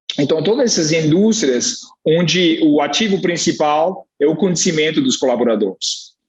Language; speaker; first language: Portuguese; non-native, fluent; French